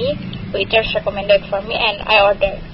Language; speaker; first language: English; non-native, learner; Indonesian